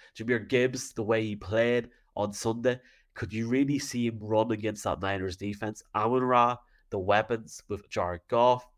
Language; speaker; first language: English; native; English